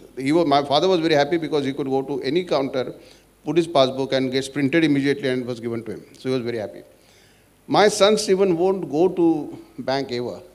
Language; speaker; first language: English; non-native, local second language; Marathi